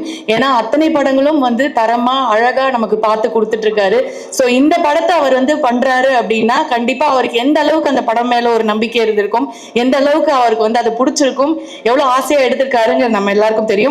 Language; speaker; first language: Tamil; native; Tamil